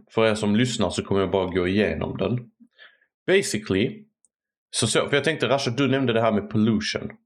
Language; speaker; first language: Swedish; native; Swedish